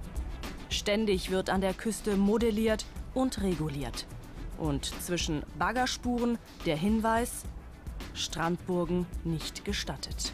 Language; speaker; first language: German; native; German